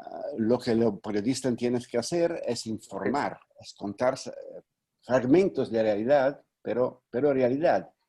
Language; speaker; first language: Spanish; non-native, fluent; Italian